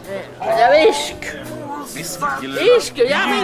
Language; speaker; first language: Swedish; non-native, learner; Finnish